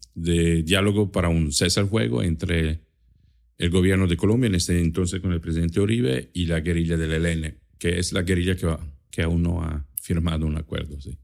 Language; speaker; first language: Spanish; non-native, fluent; German